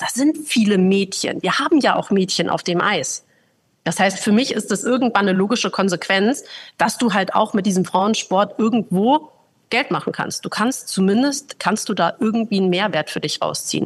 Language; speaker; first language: German; native; German